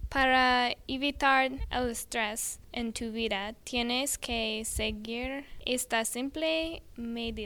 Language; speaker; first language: Spanish; non-native, learner; English